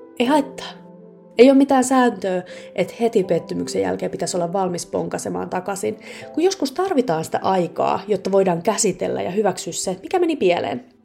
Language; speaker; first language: Finnish; native; Finnish